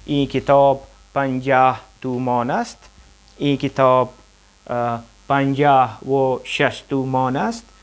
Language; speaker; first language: Persian; non-native, fluent; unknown